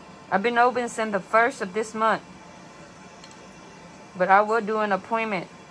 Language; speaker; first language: English; non-native, fluent; Vietnamese